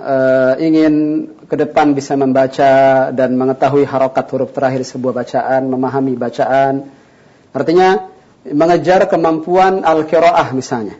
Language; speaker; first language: Indonesian; native; Indonesian